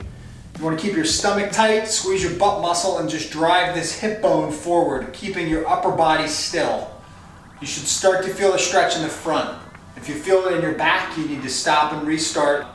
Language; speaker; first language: English; native; English